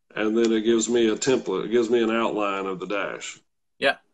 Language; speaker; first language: English; native; English